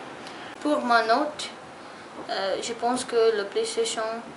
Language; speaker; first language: French; non-native, learner; English